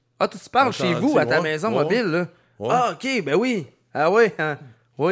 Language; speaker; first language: French; native; French